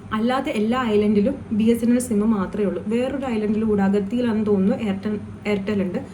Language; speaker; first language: Malayalam; non-native, local second language; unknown